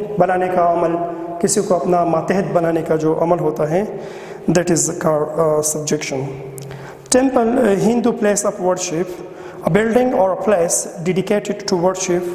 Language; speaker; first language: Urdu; non-native, local second language; Pashto